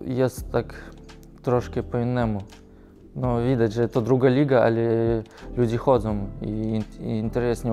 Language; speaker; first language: Polish; non-native, learner; Russian